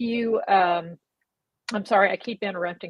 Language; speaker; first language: English; native; English